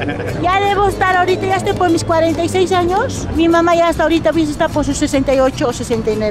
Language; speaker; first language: Spanish; native; Spanish